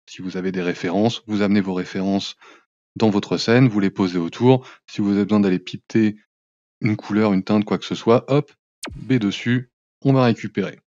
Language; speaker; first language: French; native; French